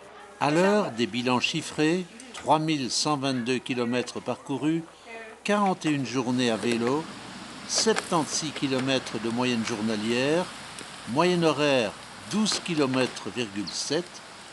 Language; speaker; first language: French; native; French